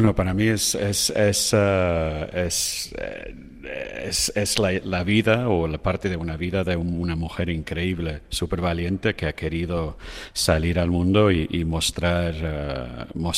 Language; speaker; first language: Spanish; non-native, fluent; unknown